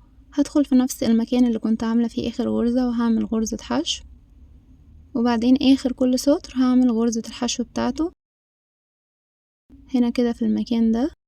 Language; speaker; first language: Arabic; native; Arabic